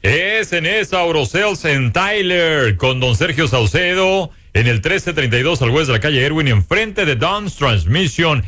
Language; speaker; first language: Spanish; native; Spanish